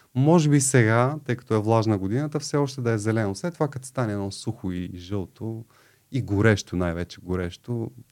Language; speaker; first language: Bulgarian; native; Bulgarian